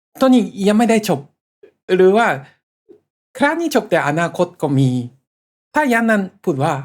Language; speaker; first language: Thai; non-native, fluent; Japanese